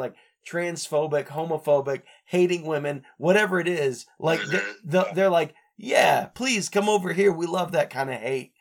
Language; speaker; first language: English; native; English